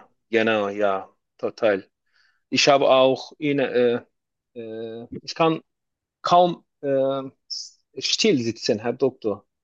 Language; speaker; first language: German; non-native, learner; Turkish